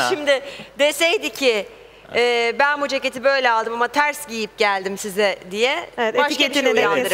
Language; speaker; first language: Turkish; native; Turkish